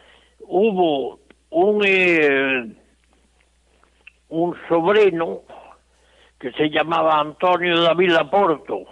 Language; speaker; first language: Spanish; non-native, local second language; Galician